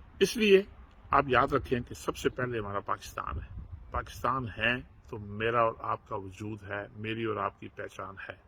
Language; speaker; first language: Urdu; non-native, local second language; Punjabi